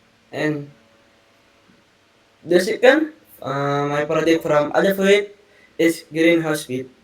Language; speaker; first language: English; non-native, learner; Indonesian